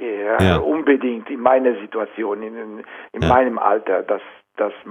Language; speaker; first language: German; non-native, fluent; Italian